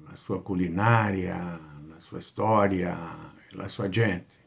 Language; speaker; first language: Italian; non-native, fluent; Portuguese